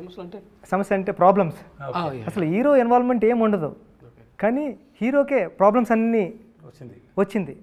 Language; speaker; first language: Telugu; native; Telugu